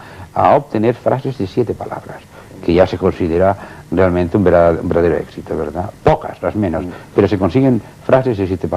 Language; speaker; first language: Spanish; native; Spanish